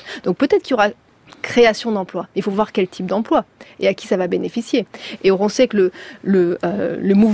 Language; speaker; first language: French; native; French